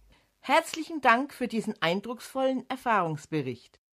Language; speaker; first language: German; native; German